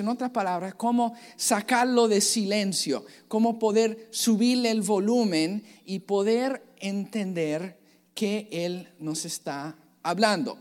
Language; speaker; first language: Spanish; native; Spanish